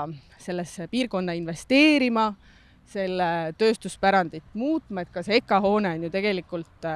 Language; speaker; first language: Estonian; native; Estonian